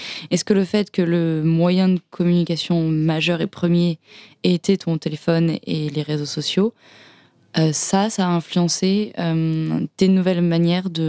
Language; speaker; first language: French; native; French